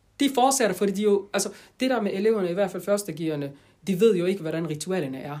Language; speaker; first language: Danish; non-native, fluent; French